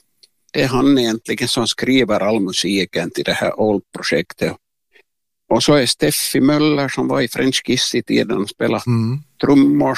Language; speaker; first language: Swedish; native; Swedish